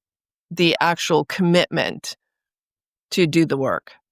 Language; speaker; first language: English; native; English